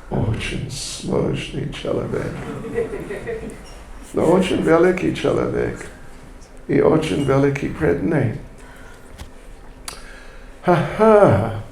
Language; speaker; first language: Russian; non-native, learner; English